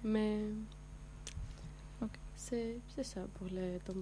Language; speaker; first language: French; non-native, learner; Greek